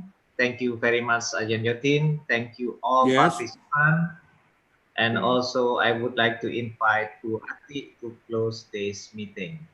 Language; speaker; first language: English; non-native, local second language; Indonesian